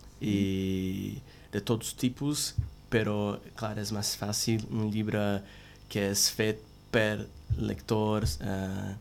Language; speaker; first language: Catalan; non-native, learner; Portuguese